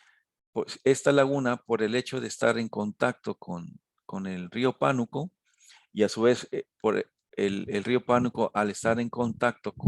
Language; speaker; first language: Spanish; native; Spanish